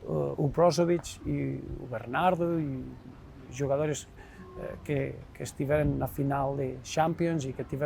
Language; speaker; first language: Portuguese; non-native, fluent; Spanish